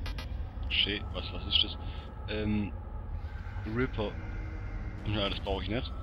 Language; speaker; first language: German; native; German